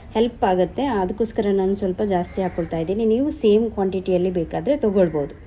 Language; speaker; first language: Kannada; non-native, local second language; Konkani